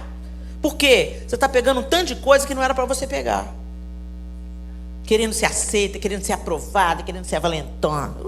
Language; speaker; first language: Portuguese; native; Portuguese